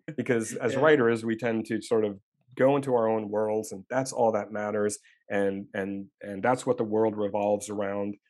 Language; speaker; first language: English; native; English